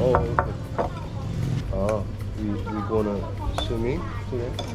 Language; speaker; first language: English; non-native, learner; Korean